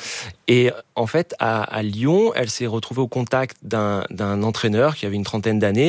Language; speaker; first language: French; native; French